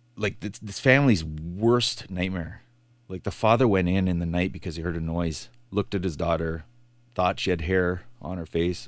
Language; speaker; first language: English; native; English